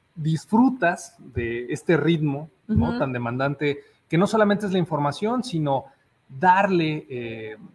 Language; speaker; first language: Spanish; native; Spanish